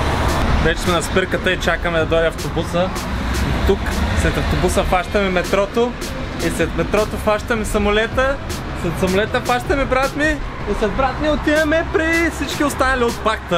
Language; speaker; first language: Bulgarian; native; Bulgarian